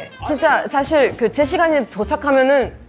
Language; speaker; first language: Korean; non-native, fluent; French